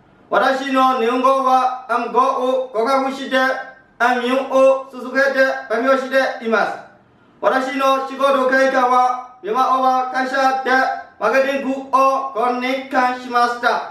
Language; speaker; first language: Japanese; non-native, learner; Burmese